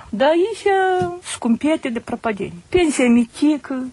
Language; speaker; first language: Romanian; non-native, learner; Ukrainian